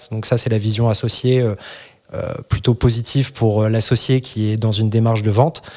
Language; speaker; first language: French; native; French